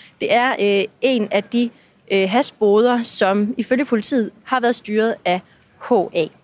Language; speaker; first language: Danish; native; Danish